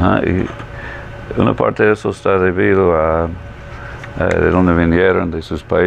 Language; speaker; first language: Spanish; non-native, fluent; English